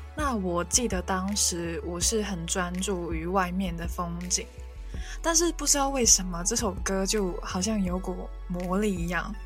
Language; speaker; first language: Chinese; non-native, local second language; Cantonese